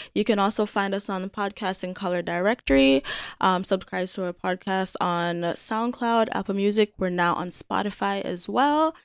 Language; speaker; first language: English; native; English